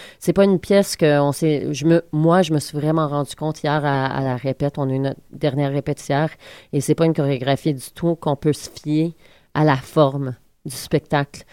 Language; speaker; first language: French; native; French